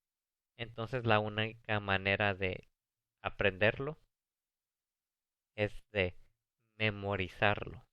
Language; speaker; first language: Spanish; early bilingual, heritage; English